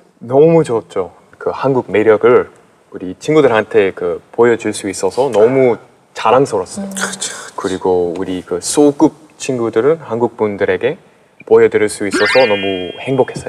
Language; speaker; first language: Korean; non-native, fluent; English